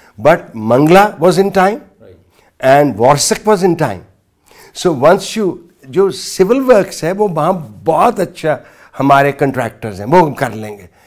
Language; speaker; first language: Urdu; non-native, local second language; Punjabi